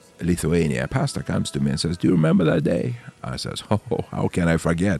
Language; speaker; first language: English; non-native, fluent; Russian